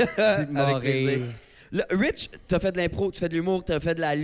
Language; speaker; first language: French; native; French